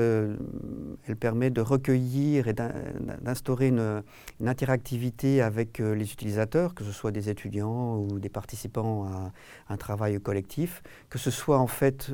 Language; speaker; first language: French; native; French